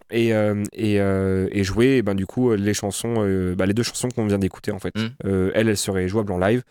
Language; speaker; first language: French; native; French